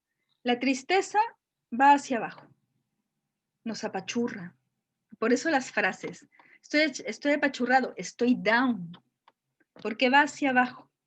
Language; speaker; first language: Spanish; native; Spanish